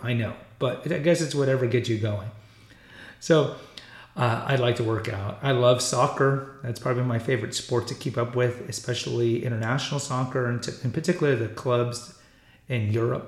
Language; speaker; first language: English; native; English